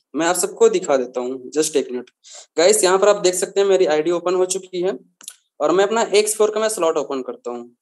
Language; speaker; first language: Hindi; native; Hindi